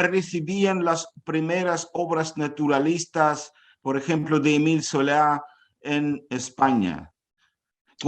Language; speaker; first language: Spanish; non-native, fluent; Ukrainian